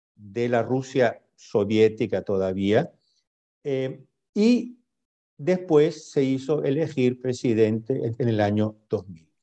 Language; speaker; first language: Spanish; native; Spanish